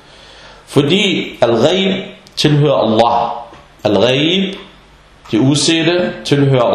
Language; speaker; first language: Danish; non-native, fluent; Arabic